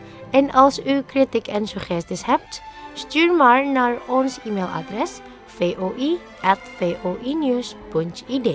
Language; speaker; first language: Dutch; non-native, learner; Indonesian